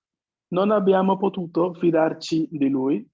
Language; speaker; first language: Italian; non-native, fluent; Spanish